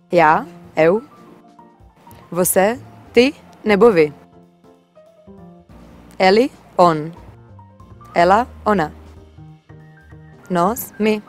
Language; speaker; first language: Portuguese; non-native, fluent; Czech